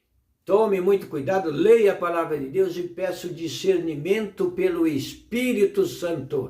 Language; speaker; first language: Portuguese; native; Portuguese